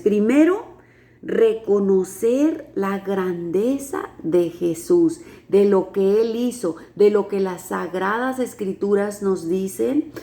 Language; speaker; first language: Spanish; native; Spanish